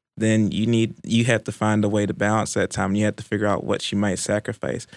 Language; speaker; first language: English; native; English